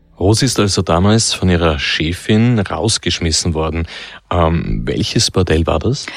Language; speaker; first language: German; native; German